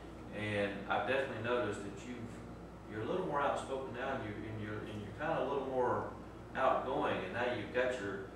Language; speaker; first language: English; native; English